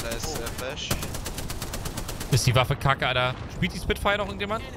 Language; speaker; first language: German; native; German